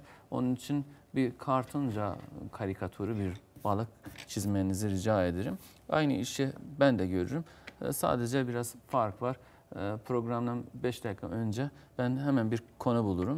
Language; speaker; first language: Turkish; non-native, fluent; Azerbaijani